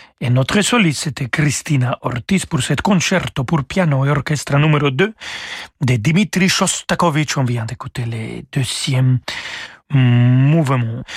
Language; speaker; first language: French; non-native, fluent; Spanish